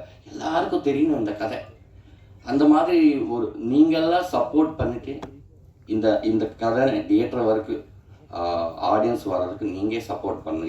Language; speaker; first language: Tamil; non-native, learner; Telugu